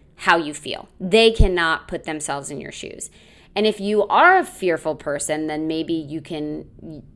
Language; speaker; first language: English; native; English